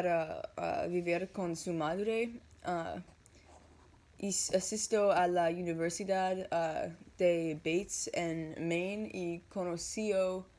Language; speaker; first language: Spanish; non-native, learner; English